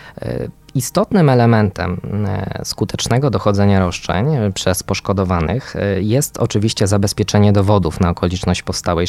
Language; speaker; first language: Polish; native; Polish